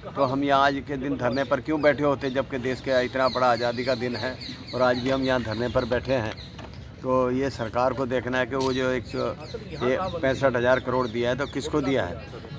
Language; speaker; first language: Hindi; native; Hindi